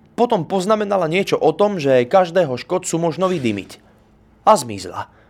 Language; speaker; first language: Slovak; native; Slovak